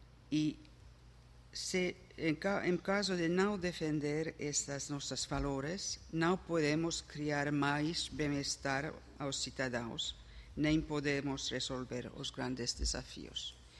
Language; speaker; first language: Portuguese; non-native, learner; Finnish